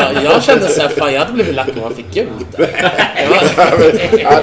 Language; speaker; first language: Swedish; native; Swedish